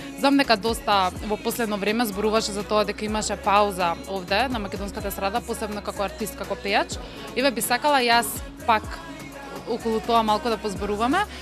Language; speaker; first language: Macedonian; native; Macedonian